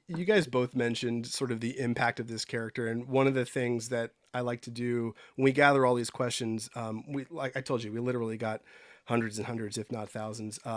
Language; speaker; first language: English; native; English